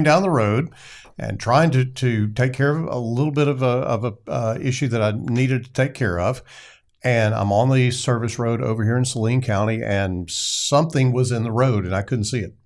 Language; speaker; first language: English; native; English